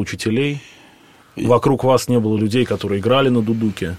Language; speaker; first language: Russian; native; Russian